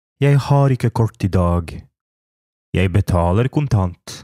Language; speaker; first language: Norwegian; non-native, fluent; Polish